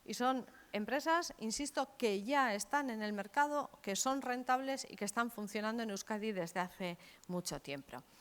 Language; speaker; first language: Spanish; native; Spanish